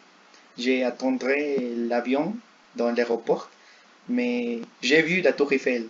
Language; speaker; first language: French; non-native, learner; Spanish